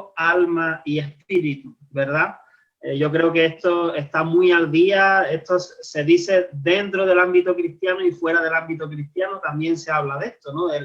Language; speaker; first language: Spanish; native; Spanish